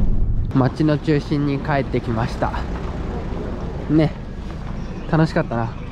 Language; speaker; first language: Japanese; native; Japanese